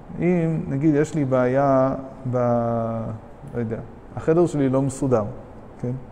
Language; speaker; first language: Hebrew; non-native, fluent; English